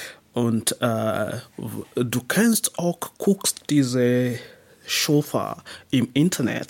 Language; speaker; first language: German; non-native, learner; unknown